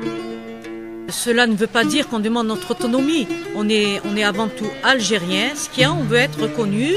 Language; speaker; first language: French; non-native, local second language; Kabyle